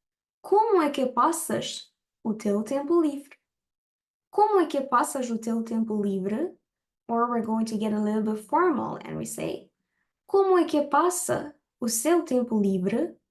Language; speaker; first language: Portuguese; non-native, fluent; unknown